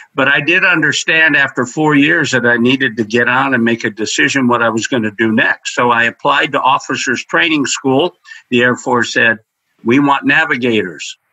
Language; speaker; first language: English; native; English